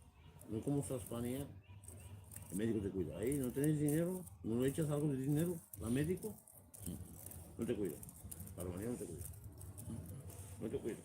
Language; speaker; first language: Spanish; non-native, learner; Romanian